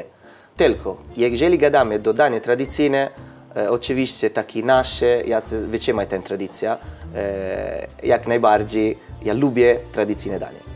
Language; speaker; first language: Polish; non-native, learner; Italian